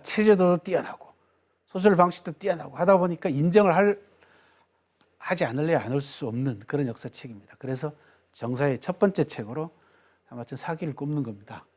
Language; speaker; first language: Korean; native; Korean